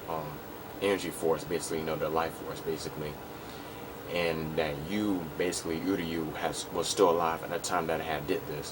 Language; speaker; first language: English; native; English